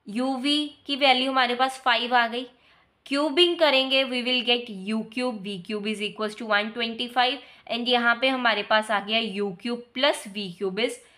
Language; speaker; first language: Hindi; native; Hindi